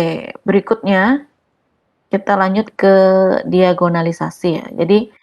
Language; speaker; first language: Indonesian; native; Indonesian